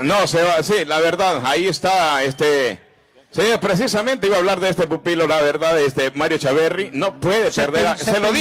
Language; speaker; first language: Spanish; native; Spanish